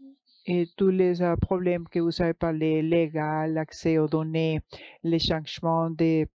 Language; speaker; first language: French; non-native, fluent; English